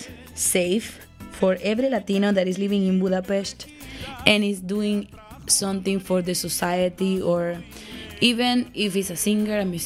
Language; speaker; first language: English; non-native, fluent; Spanish